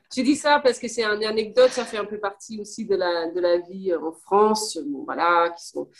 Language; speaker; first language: French; non-native, fluent; Danish